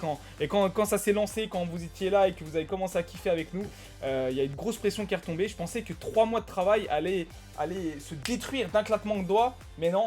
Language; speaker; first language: French; native; French